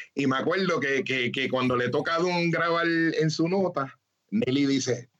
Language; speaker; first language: Spanish; early bilingual, heritage; Spanish